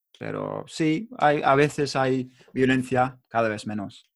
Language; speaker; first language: Spanish; non-native, learner; English